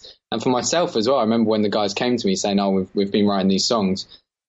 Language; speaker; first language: English; native; English